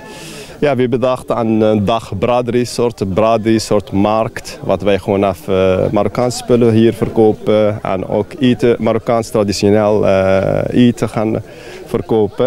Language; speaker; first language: Dutch; non-native, fluent; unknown